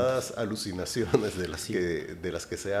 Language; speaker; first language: Spanish; native; Spanish